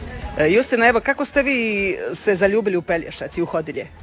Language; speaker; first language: Serbian; native; Serbian